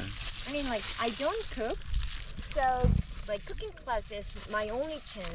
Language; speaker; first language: English; non-native, learner; Korean